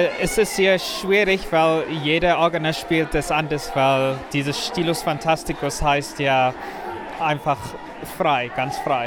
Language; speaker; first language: German; non-native, fluent; Afrikaans